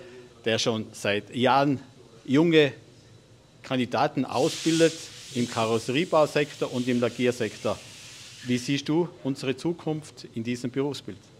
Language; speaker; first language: German; native; German